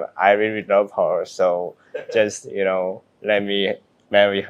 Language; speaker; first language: English; non-native, learner; Korean